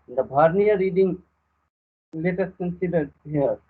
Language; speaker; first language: English; non-native, local second language; Nepali